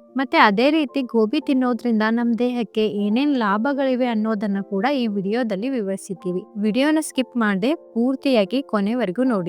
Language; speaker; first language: Kannada; native; Kannada